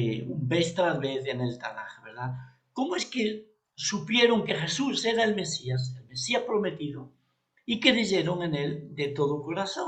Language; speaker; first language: Spanish; native; Spanish